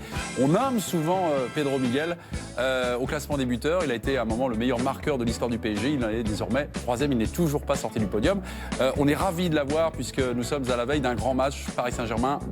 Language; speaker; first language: French; native; French